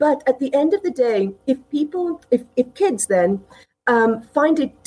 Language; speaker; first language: English; native; English